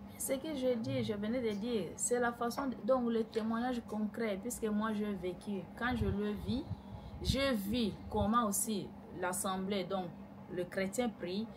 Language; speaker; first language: French; non-native, local second language; Lingala